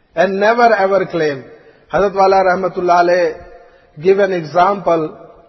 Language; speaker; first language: English; non-native, local second language; Urdu